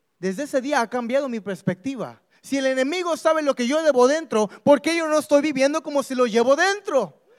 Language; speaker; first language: Spanish; early bilingual, heritage; Spanish